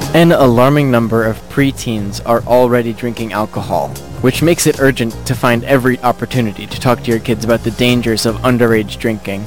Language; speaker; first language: English; native; English